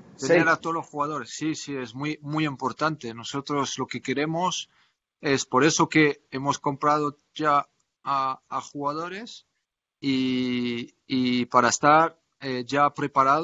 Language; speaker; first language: Spanish; non-native, fluent; French